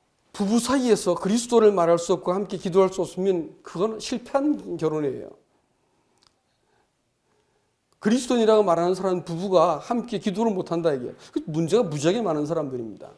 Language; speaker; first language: Korean; native; Korean